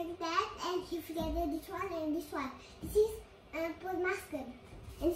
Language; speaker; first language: English; non-native, learner; Indonesian